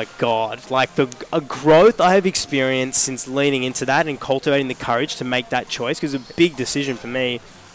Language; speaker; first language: English; native; English